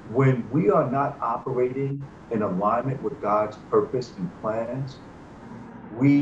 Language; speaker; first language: English; native; English